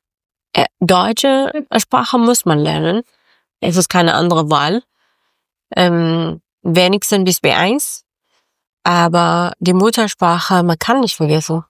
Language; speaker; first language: German; non-native, learner; Persian